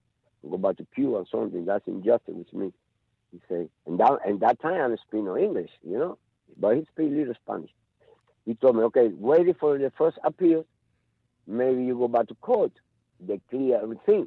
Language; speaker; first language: English; non-native, learner; Spanish